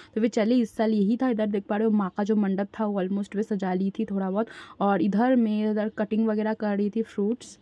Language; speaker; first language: Hindi; non-native, local second language; Bangla